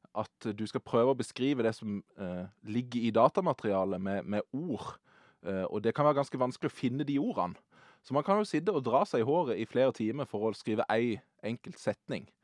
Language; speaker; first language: Norwegian; native; Norwegian